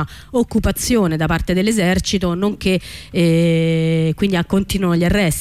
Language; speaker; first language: Italian; native; Italian